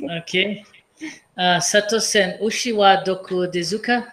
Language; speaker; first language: English; non-native, learner; Portuguese